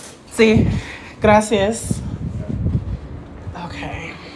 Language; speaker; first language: Spanish; non-native, learner; English